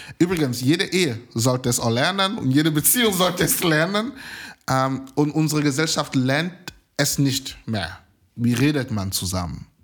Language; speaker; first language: German; non-native, fluent; French